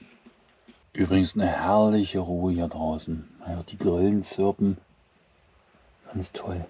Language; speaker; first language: German; native; German